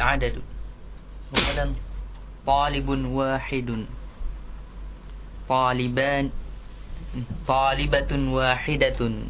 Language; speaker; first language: Arabic; non-native, learner; Indonesian